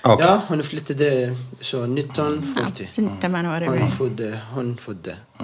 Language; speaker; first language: Swedish; non-native, local second language; Arabic